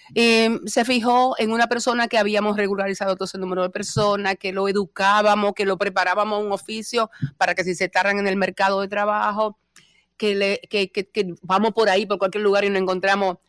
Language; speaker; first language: Spanish; native; Spanish